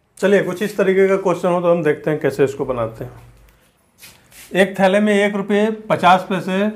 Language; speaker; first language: Hindi; native; Hindi